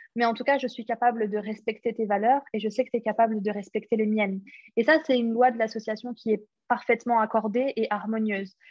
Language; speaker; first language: French; early bilingual, other home language; English